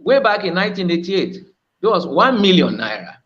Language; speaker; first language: English; non-native, local second language; Yoruba